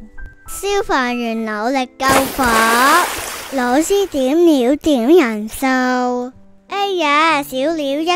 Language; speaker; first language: Chinese; non-native, local second language; Cantonese